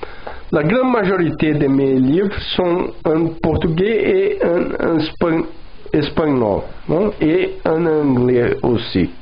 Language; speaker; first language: French; non-native, learner; Portuguese